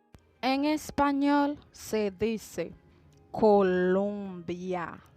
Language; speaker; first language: Spanish; non-native, fluent; Haitian Creole